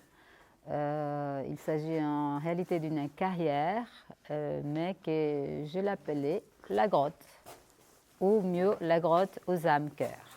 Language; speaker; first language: French; non-native, fluent; Portuguese